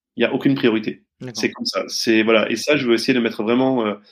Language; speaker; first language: French; native; French